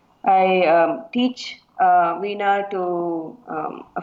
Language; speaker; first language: English; non-native, local second language; Kannada